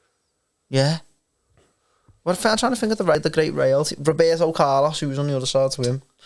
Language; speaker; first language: English; native; English